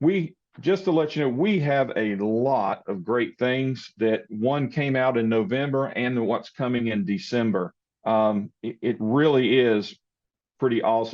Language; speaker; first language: English; native; English